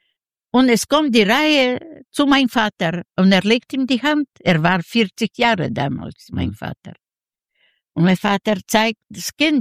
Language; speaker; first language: German; non-native, learner; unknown